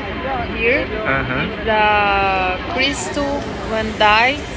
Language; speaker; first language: English; non-native, learner; Portuguese